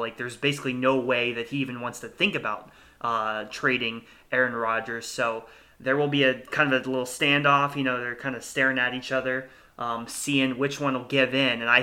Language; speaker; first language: English; native; English